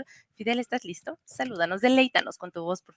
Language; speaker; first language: Spanish; native; Spanish